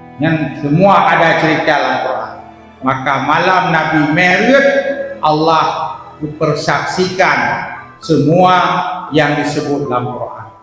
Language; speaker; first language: Malay; non-native, local second language; Achinese